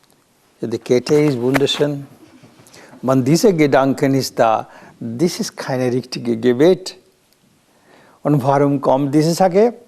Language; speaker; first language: German; non-native, learner; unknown